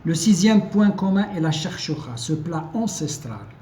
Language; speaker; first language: French; non-native, local second language; Arabic